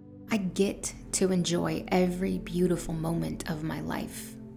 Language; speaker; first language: English; early bilingual, other home language; Spanish